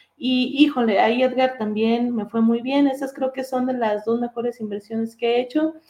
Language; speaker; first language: Spanish; native; Spanish